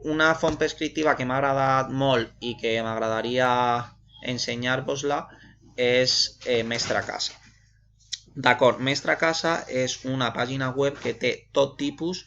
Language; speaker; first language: Catalan; non-native, local second language; Spanish